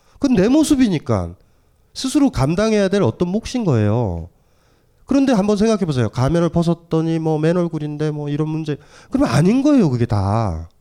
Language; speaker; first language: Korean; native; Korean